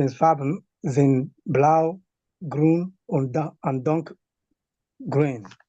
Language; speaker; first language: German; non-native, learner; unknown